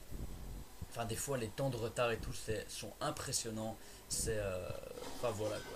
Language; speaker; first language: French; native; French